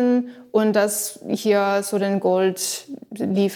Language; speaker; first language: German; non-native, learner; English